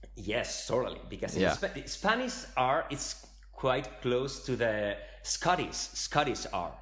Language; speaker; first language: English; non-native, fluent; Spanish